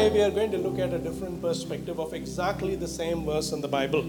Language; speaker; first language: English; non-native, local second language; Tamil